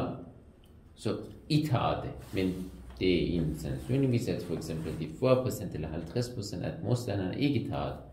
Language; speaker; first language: Danish; non-native, learner; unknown